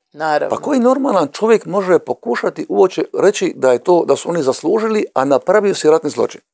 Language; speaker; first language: Croatian; native; Croatian